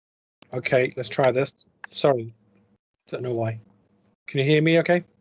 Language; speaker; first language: English; native; English